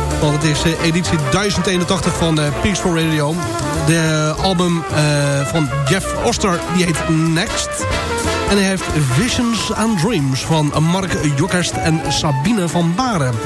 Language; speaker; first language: Dutch; native; Dutch